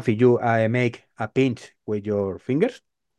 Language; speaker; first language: English; non-native, learner; Spanish